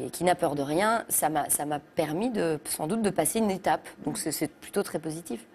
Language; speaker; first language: French; native; French